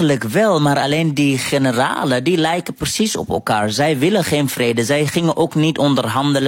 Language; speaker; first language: Dutch; non-native, fluent; Arabic